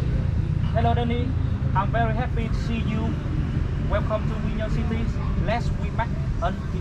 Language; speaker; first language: English; non-native, learner; Vietnamese